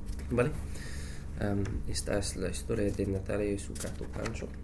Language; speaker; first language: Spanish; non-native, learner; English